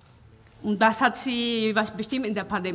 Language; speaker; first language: German; non-native, fluent; Spanish